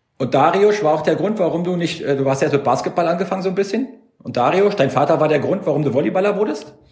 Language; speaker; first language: German; native; German